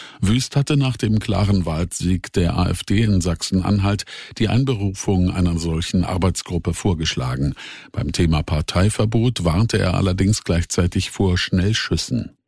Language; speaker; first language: German; native; German